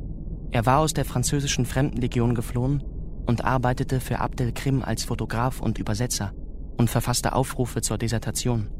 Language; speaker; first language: German; native; German